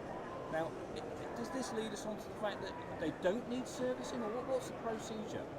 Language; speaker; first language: English; native; English